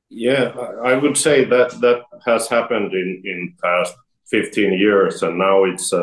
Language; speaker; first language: English; non-native, fluent; Finnish